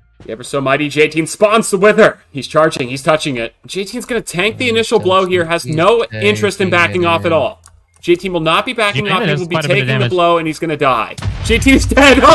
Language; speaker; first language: English; native; English